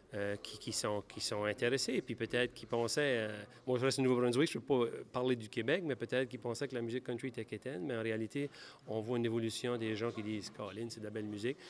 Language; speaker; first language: French; native; French